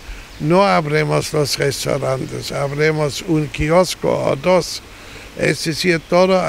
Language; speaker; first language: Spanish; non-native, fluent; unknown